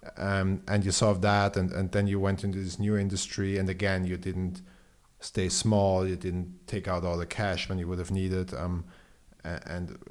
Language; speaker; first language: English; non-native, fluent; German